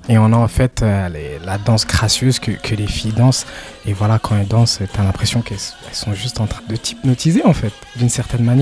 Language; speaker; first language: French; early bilingual, other home language; Kinyarwanda